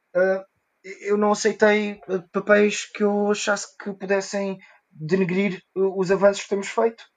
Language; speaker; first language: Portuguese; early bilingual, heritage; Portuguese